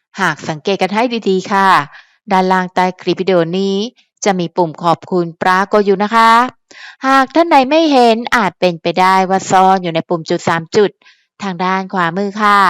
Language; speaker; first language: Thai; native; Thai